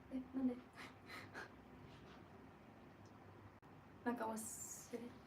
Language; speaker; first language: Japanese; non-native, fluent; English